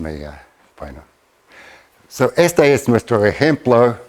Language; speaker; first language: Spanish; non-native, fluent; English